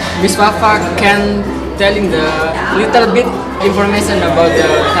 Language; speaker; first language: English; non-native, learner; Indonesian